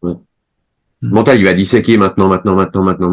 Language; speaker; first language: French; native; French